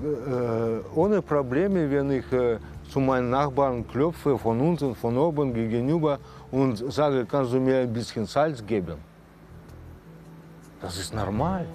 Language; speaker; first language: German; non-native, fluent; Russian